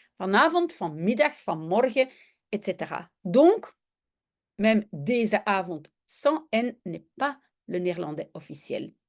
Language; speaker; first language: French; native; French